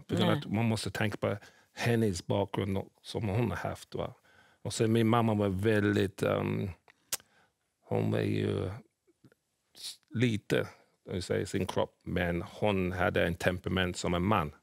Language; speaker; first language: Swedish; early bilingual, other home language; English